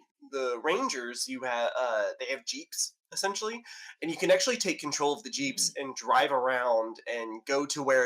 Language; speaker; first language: English; native; English